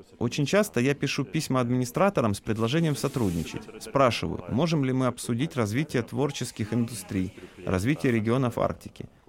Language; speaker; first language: Russian; non-native, local second language; Lithuanian